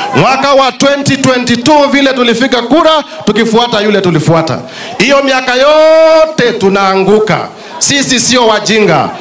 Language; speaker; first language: Swahili; non-native, local second language; Kamba